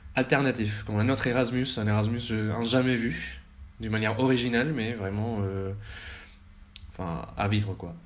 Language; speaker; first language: French; early bilingual, heritage; Spanish